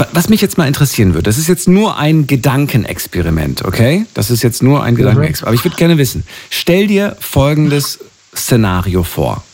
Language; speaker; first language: German; native; German